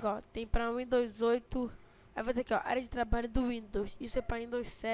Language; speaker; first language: Portuguese; native; Portuguese